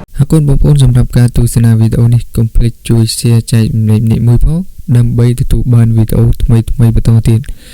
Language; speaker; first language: Khmer; native; Khmer